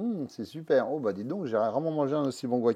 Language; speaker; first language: French; native; French